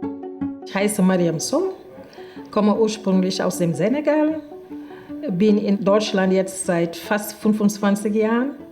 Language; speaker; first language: German; non-native, fluent; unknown